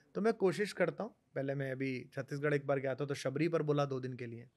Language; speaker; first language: Hindi; native; Hindi